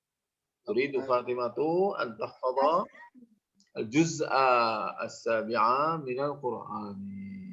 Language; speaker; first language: Arabic; non-native, fluent; Indonesian